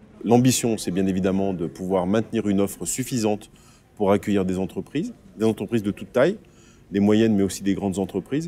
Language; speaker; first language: French; native; French